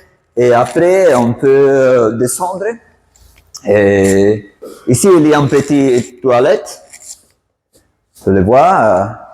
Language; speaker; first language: French; non-native, fluent; Spanish